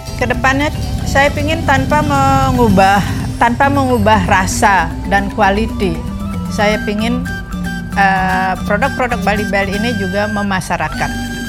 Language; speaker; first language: Indonesian; non-native, local second language; Balinese